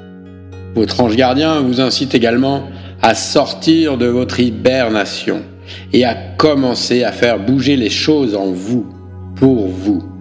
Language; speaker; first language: French; native; French